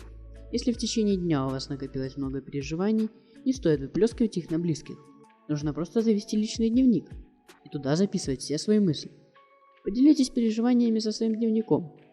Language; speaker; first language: Russian; native; Russian